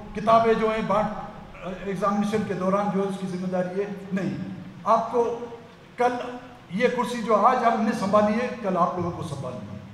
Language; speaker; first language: Urdu; non-native, local second language; Brahui